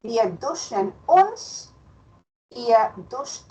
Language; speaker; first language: German; non-native, fluent; Spanish